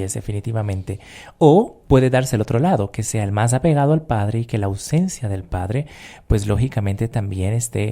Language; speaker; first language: Spanish; native; Spanish